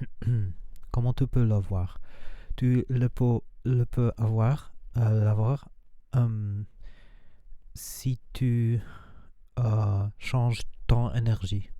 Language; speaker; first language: French; non-native, learner; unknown